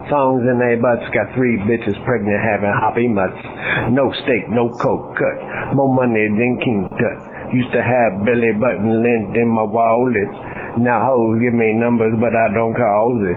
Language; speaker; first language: English; native; English